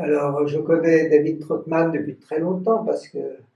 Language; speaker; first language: French; non-native, fluent; Vietnamese